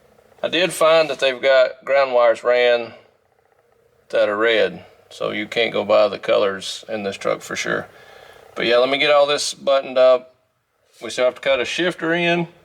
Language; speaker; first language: English; native; English